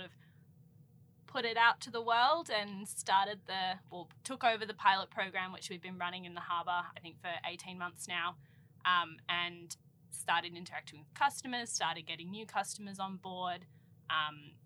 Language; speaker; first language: English; native; English